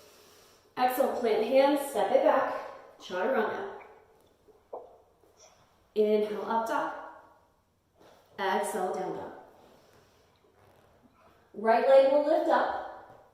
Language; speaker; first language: English; native; English